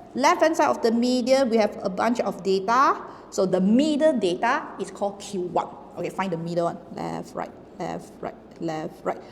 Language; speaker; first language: English; non-native, local second language; Chinese